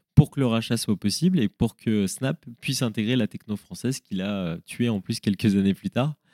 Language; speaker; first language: French; native; French